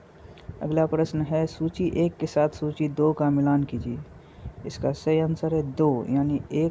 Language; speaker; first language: Hindi; native; Hindi